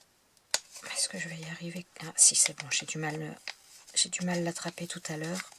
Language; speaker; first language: French; native; French